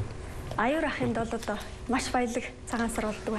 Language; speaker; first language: Mongolian; native; Mongolian